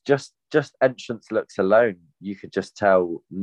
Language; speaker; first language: English; native; English